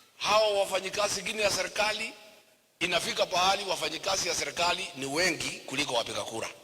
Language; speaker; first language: Swahili; non-native, local second language; Kikuyu